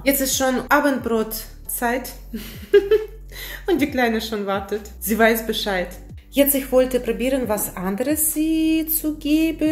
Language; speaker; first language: German; non-native, learner; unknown